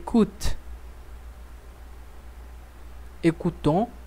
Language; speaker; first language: French; non-native, fluent; Portuguese